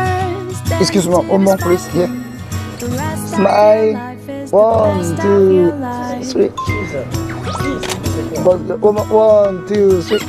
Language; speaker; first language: English; non-native, learner; Korean